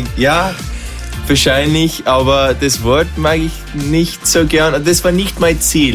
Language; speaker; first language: German; non-native, fluent; English